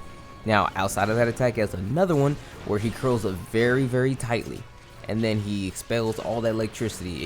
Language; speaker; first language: English; native; English